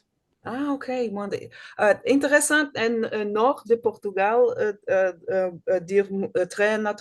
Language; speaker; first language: French; non-native, learner; Portuguese